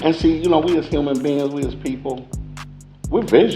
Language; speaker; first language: English; native; English